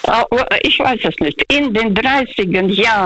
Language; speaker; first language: German; non-native, fluent; Russian